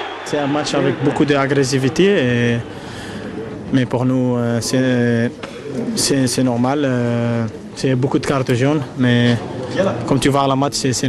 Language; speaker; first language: French; non-native, learner; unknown